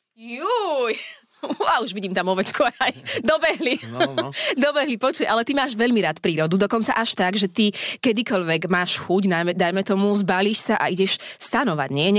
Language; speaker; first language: Slovak; native; Slovak